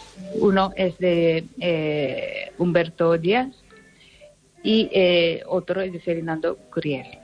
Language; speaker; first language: Spanish; non-native, learner; Japanese